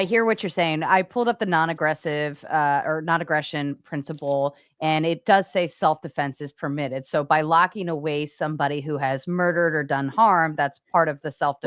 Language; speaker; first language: English; native; English